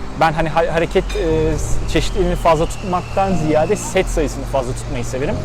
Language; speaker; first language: Turkish; native; Turkish